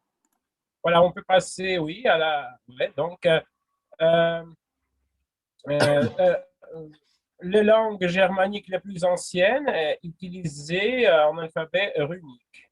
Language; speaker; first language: French; non-native, fluent; Russian